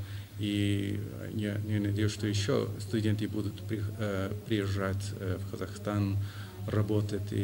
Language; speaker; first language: Russian; non-native, fluent; English